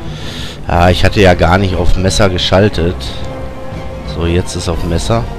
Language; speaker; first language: German; native; German